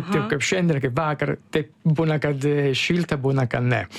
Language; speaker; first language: Lithuanian; non-native, learner; Italian